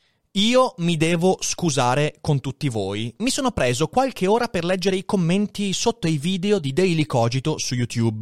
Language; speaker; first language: Italian; native; Italian